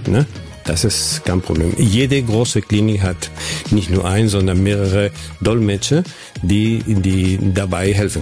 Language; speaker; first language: German; non-native, fluent; Spanish